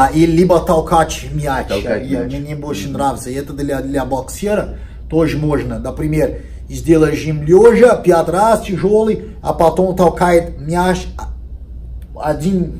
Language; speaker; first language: Russian; non-native, learner; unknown